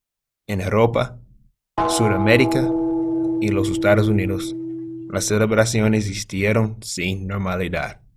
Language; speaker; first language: Spanish; non-native, learner; English